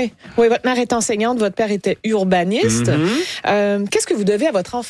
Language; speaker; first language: French; native; French